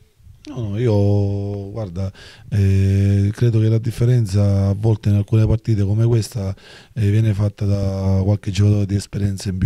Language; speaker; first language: Italian; native; Italian